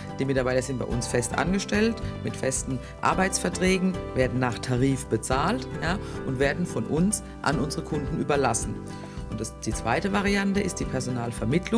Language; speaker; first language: German; native; German